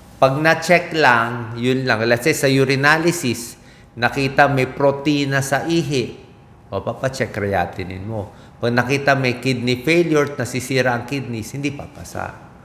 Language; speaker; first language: Filipino; native; Filipino